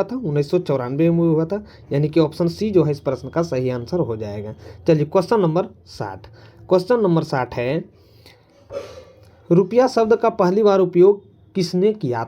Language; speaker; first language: Hindi; native; Hindi